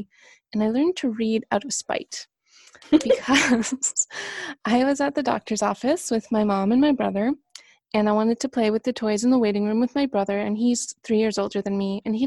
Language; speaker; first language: English; native; English